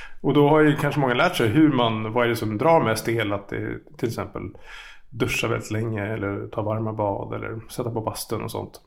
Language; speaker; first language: Swedish; native; Swedish